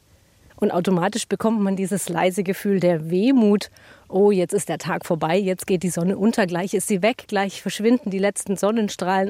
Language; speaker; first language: German; native; German